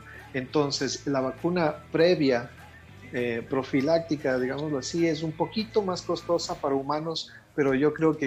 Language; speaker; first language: Spanish; native; Spanish